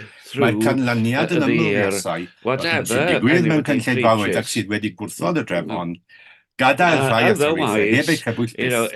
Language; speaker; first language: Welsh; native; Welsh